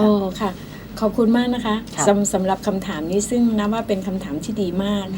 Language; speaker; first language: Thai; native; Thai